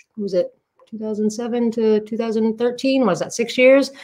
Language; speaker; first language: English; native; English